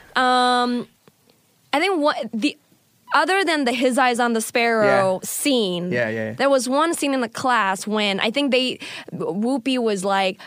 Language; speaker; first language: English; non-native, fluent; Indonesian